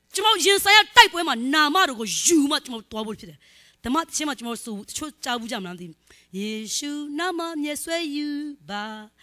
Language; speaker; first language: Burmese; non-native, local second language; Kachin